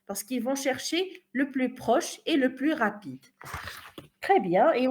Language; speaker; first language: French; non-native, local second language; Arabic